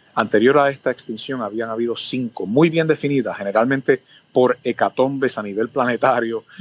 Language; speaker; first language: Spanish; early bilingual, other home language; English